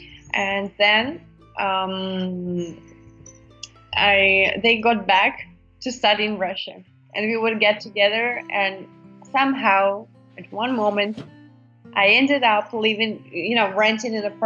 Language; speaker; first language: English; non-native, fluent; Russian